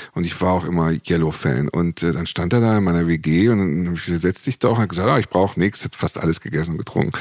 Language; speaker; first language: German; native; German